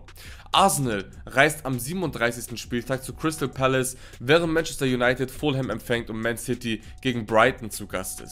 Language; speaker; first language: German; native; German